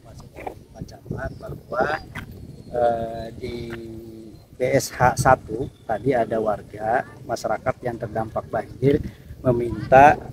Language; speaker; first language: Indonesian; non-native, local second language; Sundanese